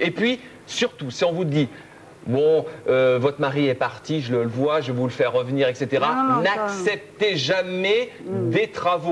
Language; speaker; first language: French; native; French